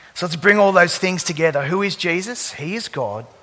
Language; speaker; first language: English; native; English